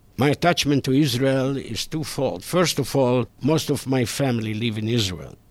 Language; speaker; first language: English; non-native, fluent; Hungarian